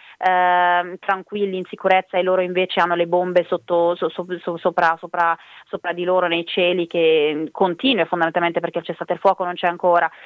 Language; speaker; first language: Italian; native; Italian